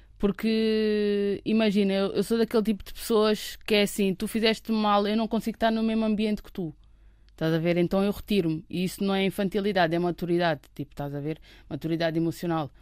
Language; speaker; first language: Portuguese; native; Portuguese